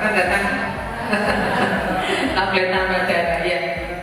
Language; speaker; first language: Indonesian; native; Indonesian